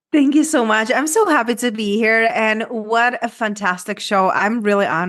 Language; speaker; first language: English; non-native, fluent; Czech